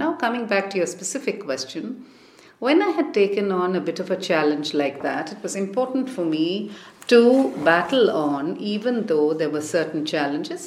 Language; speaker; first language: English; non-native, local second language; Tamil